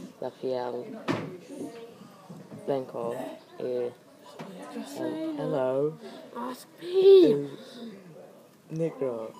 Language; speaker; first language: Spanish; non-native, learner; English